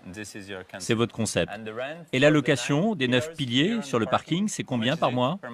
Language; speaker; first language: French; native; French